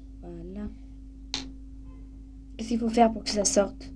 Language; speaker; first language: French; native; French